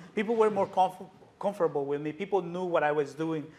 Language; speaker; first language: English; non-native, fluent; Spanish